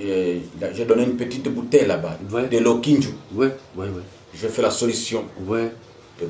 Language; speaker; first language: French; non-native, local second language; Swahili